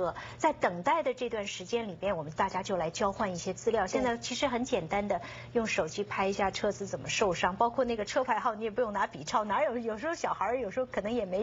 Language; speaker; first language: Chinese; native; Chinese